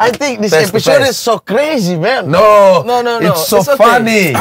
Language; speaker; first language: English; non-native, learner; Indonesian